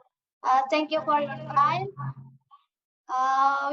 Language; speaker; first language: English; non-native, learner; Indonesian